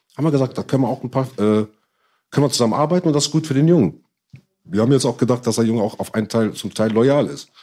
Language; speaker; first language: German; early bilingual, other home language; Arabic